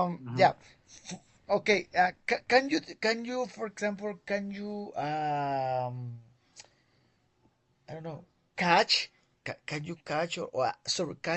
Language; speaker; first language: English; non-native, learner; Spanish